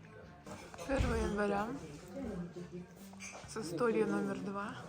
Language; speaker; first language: Russian; native; Russian